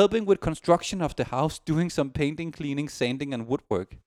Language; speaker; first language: English; non-native, fluent; Danish